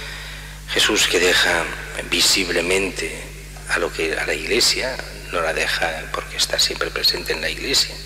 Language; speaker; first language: Spanish; native; Spanish